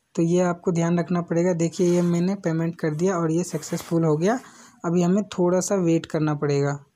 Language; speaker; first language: Hindi; native; Hindi